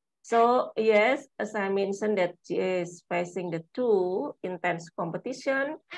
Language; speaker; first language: English; non-native, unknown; Indonesian